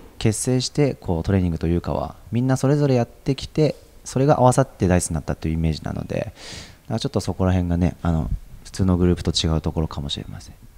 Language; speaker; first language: Japanese; native; Japanese